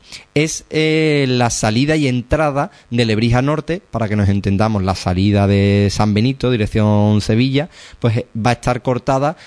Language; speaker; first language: Spanish; native; Spanish